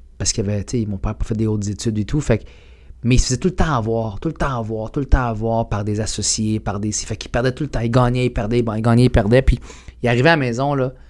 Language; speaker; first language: French; early bilingual, other home language; Arabic